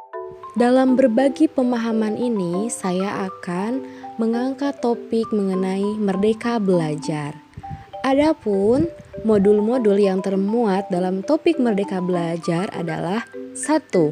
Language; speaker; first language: Indonesian; native; Indonesian